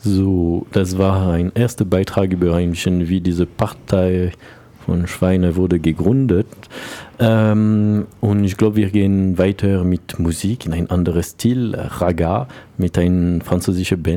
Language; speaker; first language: German; non-native, learner; French